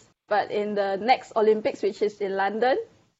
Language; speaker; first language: English; non-native, local second language; Malay